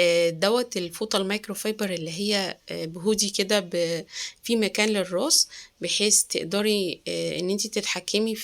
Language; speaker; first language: Arabic; native; Arabic